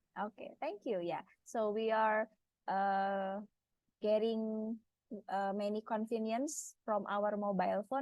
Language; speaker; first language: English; non-native, fluent; Indonesian